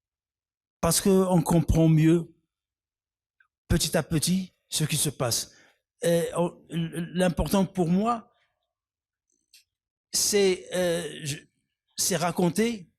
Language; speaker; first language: French; non-native, local second language; Arabic